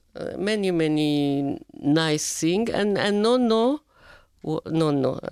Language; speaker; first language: English; non-native, fluent; Arabic